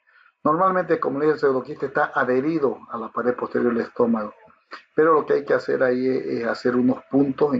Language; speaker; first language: Spanish; native; Spanish